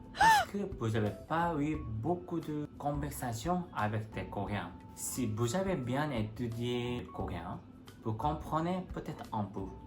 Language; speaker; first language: French; non-native, fluent; Korean